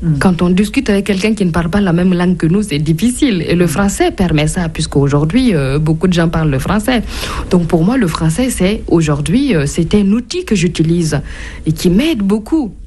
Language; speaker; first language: French; non-native, local second language; Mossi